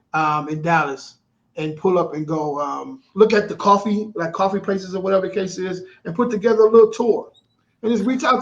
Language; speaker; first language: English; native; English